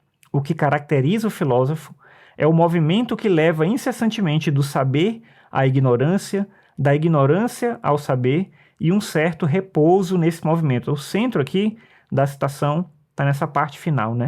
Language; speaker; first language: Portuguese; native; Portuguese